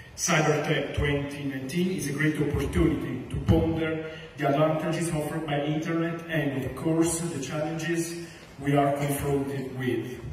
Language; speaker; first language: English; non-native, fluent; Italian